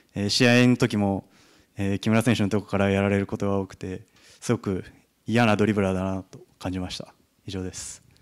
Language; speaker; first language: Japanese; native; Japanese